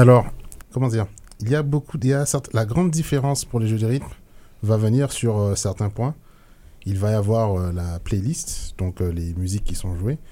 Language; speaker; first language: French; native; French